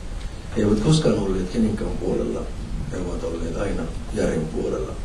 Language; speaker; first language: Finnish; non-native, fluent; Somali